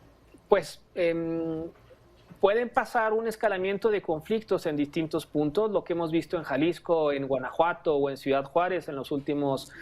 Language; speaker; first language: Spanish; native; Spanish